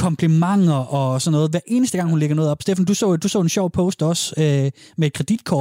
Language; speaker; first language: Danish; native; Danish